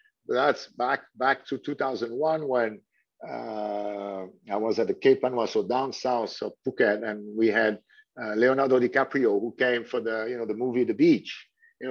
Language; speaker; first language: English; non-native, fluent; French